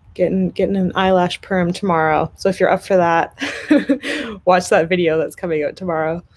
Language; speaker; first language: English; native; English